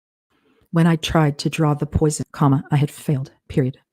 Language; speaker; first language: English; native; English